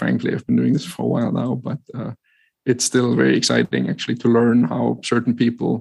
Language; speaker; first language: English; non-native, fluent; German